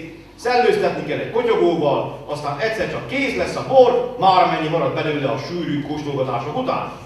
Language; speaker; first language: Hungarian; native; Hungarian